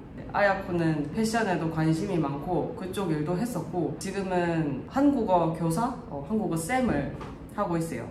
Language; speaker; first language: Korean; native; Korean